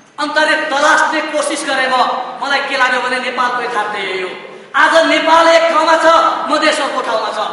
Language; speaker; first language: Nepali; non-native, local second language; Maithili